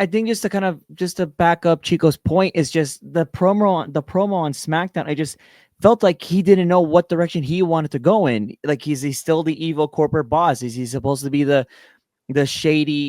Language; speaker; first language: English; native; English